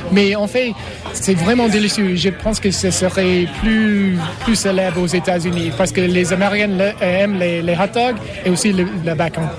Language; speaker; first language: French; non-native, learner; English